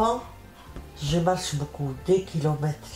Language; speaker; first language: French; non-native, learner; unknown